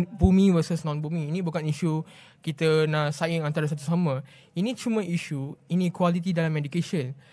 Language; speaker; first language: Malay; non-native, local second language; Tamil